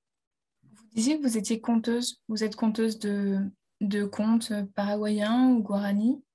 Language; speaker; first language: French; native; French